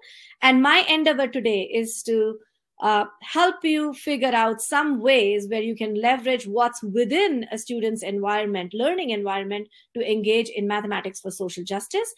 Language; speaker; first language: English; non-native, local second language; Tamil